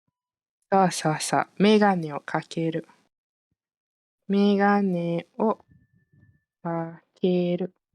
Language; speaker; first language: Japanese; non-native, fluent; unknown